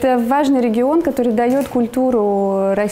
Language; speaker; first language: Russian; native; Russian